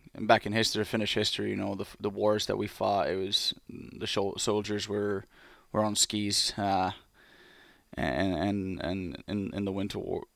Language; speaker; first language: English; non-native, fluent; Finnish